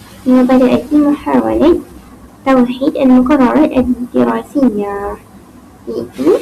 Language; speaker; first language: Arabic; non-native, learner; Malay